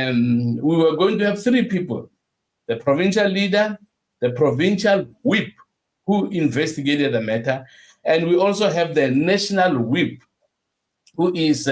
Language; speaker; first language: English; non-native, local second language; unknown